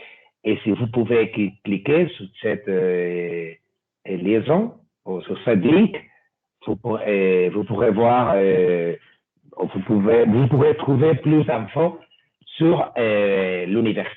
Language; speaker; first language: French; non-native, fluent; Spanish